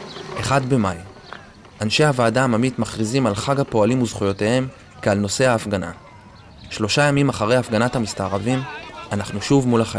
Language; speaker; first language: Hebrew; native; Hebrew